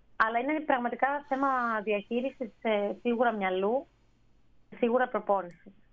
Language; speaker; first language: Greek; native; Greek